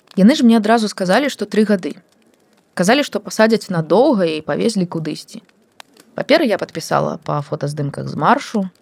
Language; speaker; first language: Belarusian; native; Belarusian